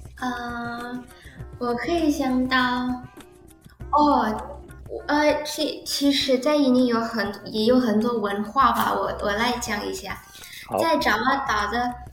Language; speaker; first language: Chinese; early bilingual, heritage; Indonesian